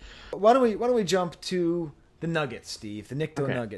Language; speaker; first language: English; native; English